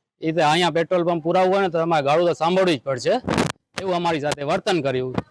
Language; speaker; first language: Gujarati; non-native, local second language; Sindhi